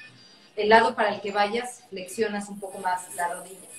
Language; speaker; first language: Spanish; native; Spanish